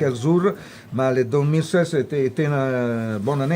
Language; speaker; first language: French; non-native, fluent; Italian